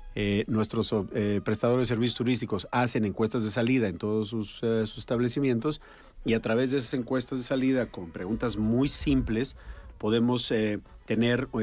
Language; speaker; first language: Spanish; native; Spanish